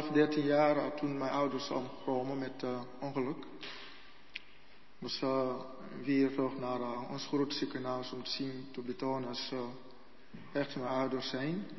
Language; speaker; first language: Dutch; non-native, learner; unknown